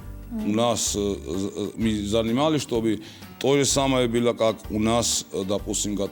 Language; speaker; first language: Russian; non-native, local second language; Georgian